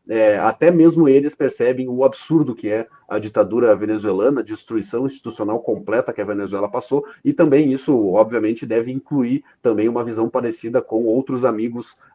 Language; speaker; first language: Portuguese; native; Portuguese